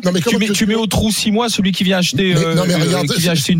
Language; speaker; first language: French; native; French